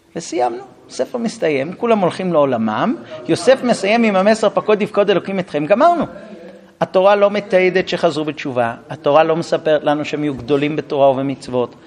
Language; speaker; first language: Hebrew; non-native, fluent; English